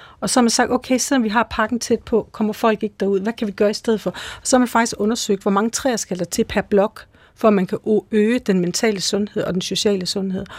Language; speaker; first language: Danish; native; Danish